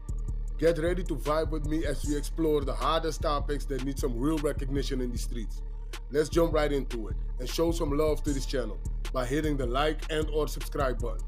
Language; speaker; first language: English; native; English